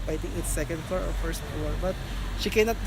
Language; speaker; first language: English; non-native, learner; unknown